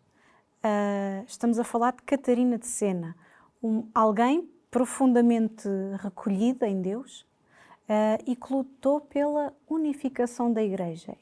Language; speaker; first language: Portuguese; native; Portuguese